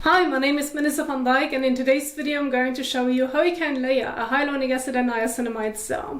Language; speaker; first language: English; non-native, fluent; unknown